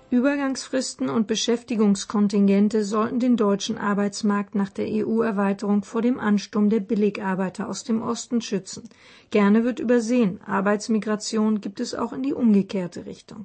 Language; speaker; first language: German; native; German